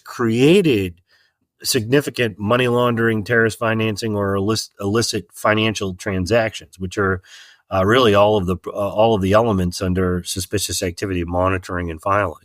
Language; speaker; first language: English; native; English